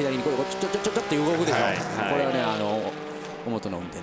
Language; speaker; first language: Japanese; native; Japanese